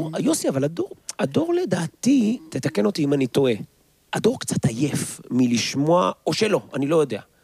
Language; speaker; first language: Hebrew; native; Hebrew